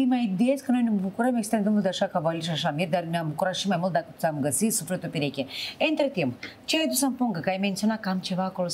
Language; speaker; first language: Romanian; native; Romanian